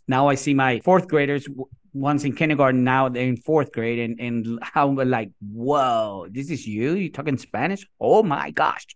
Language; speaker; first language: English; non-native, fluent; Spanish